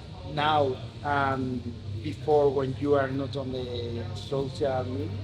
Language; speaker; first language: English; non-native, learner; Spanish